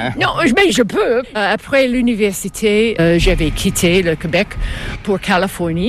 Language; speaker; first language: French; non-native, local second language; English